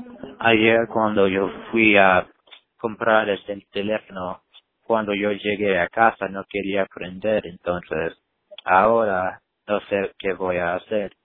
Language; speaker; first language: Spanish; non-native, learner; English